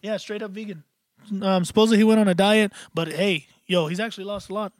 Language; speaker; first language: English; native; English